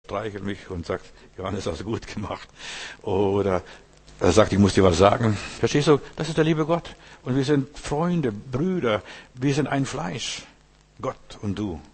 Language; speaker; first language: German; early bilingual, heritage; German